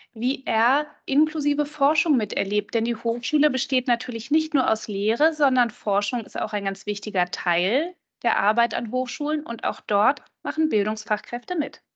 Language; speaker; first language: German; native; German